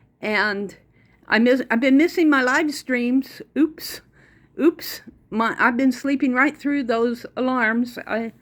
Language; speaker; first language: English; native; English